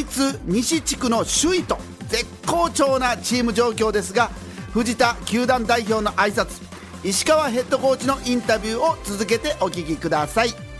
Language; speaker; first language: Japanese; native; Japanese